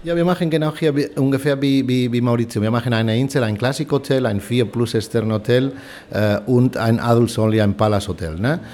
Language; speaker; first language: German; non-native, fluent; Spanish